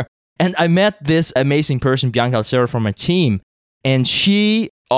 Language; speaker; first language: English; non-native, fluent; Danish